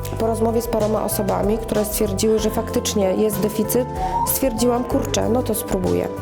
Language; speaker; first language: Polish; native; Polish